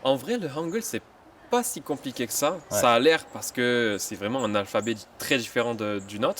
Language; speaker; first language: French; native; French